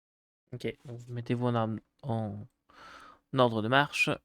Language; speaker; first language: French; native; French